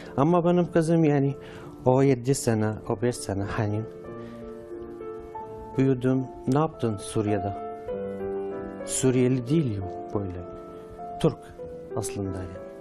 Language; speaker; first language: Turkish; non-native, learner; Arabic